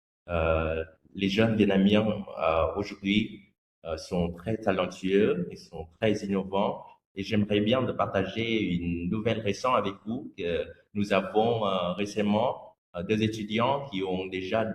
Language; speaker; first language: French; non-native, fluent; Vietnamese